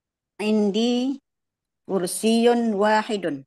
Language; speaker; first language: Arabic; non-native, learner; Indonesian